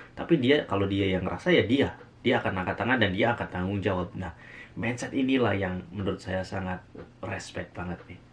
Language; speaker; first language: Indonesian; native; Indonesian